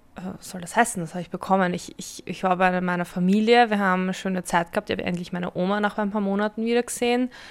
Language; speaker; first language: German; early bilingual, other home language; Polish